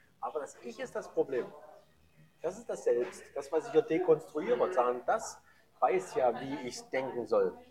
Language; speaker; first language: German; native; German